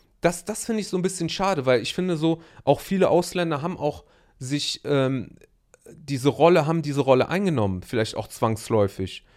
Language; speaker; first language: German; early bilingual, other home language; Arabic